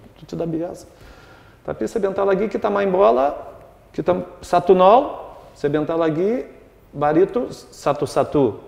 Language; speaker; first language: Indonesian; non-native, fluent; Portuguese